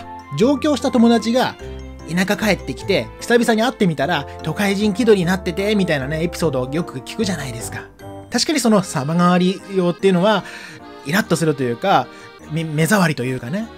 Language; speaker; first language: Japanese; native; Japanese